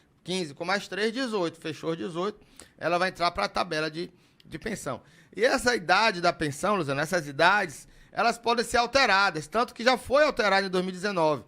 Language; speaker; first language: Portuguese; native; Portuguese